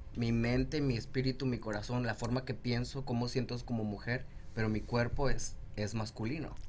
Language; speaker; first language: Spanish; native; Spanish